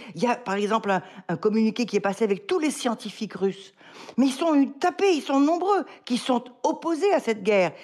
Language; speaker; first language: French; native; French